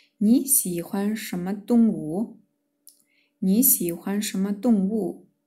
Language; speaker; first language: Chinese; non-native, fluent; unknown